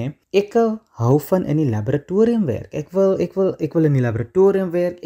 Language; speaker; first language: Afrikaans; native; Afrikaans